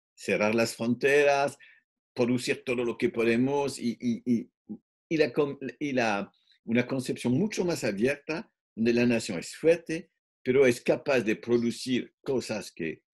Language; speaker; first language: Spanish; non-native, fluent; French